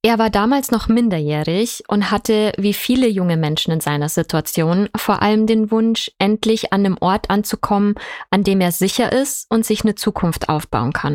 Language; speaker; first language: German; native; German